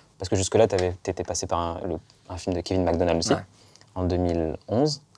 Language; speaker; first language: French; native; French